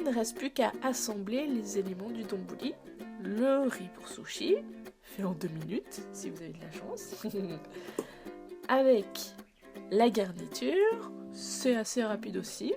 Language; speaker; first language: French; native; French